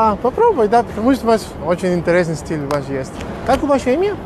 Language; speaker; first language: Russian; non-native, learner; Spanish